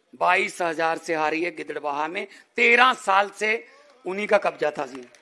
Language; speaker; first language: Hindi; non-native, local second language; Punjabi